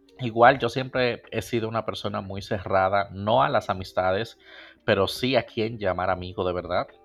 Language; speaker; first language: Spanish; native; Spanish